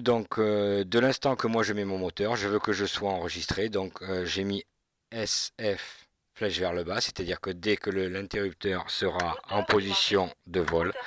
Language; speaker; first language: French; native; French